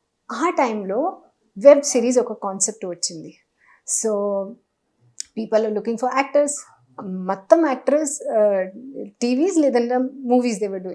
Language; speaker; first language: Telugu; non-native, learner; Hindi